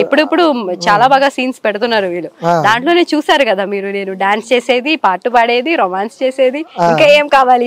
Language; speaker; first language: Telugu; non-native, fluent; Malayalam